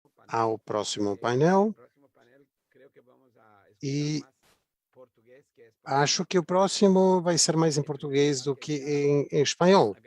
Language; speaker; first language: Portuguese; non-native, fluent; Spanish